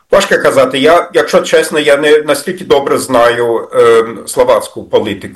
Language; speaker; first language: Ukrainian; non-native, fluent; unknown